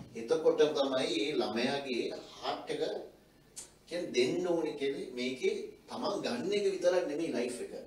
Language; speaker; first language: Sinhala; non-native, local second language; Tamil